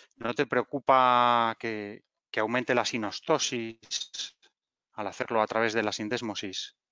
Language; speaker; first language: Spanish; native; Spanish